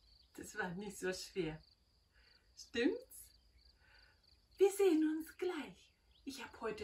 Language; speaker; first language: German; non-native, fluent; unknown